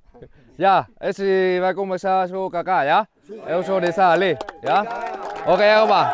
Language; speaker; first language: Portuguese; non-native, learner; Vietnamese